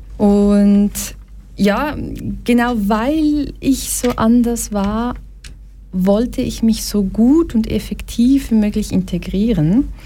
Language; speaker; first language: German; early bilingual, other home language; Portuguese